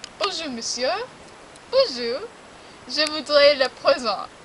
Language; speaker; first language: French; non-native, learner; English